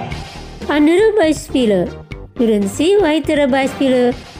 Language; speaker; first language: German; non-native, fluent; Indonesian